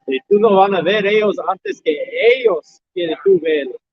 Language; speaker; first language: Spanish; non-native, learner; English